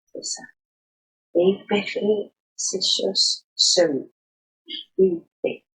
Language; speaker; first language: French; non-native, learner; Spanish